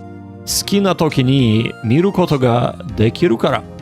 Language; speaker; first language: Japanese; non-native, learner; English